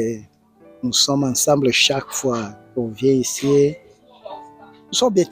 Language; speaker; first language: French; non-native, learner; Portuguese